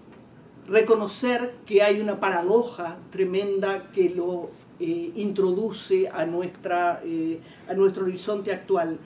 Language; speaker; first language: Spanish; native; Spanish